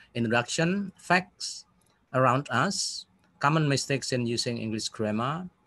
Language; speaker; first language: English; non-native, fluent; Indonesian